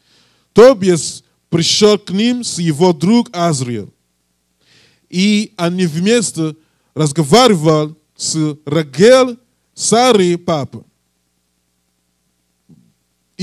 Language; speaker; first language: Russian; non-native, learner; English